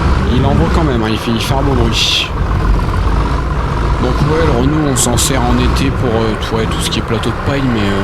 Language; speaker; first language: French; native; French